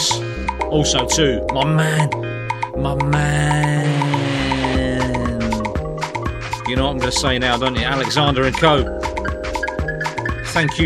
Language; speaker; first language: English; native; English